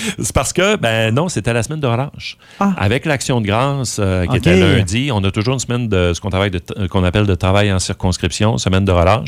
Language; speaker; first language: French; native; French